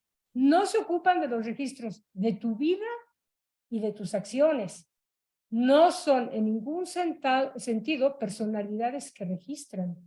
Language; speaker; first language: Spanish; native; Spanish